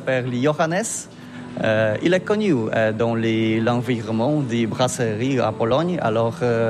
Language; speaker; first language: French; non-native, learner; Polish